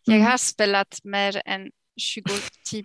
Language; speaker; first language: Swedish; non-native, fluent; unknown